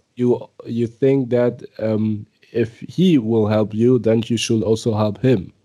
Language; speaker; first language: English; early bilingual, other home language; German